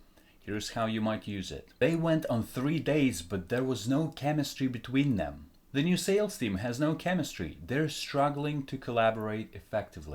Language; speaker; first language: English; non-native, fluent; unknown